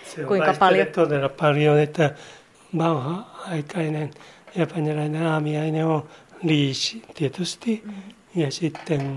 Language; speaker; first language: Finnish; non-native, learner; Japanese